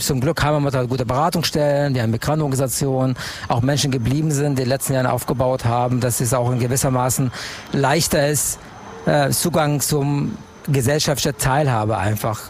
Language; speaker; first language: German; non-native, fluent; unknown